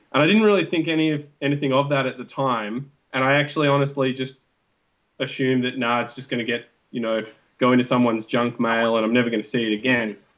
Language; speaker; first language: English; native; English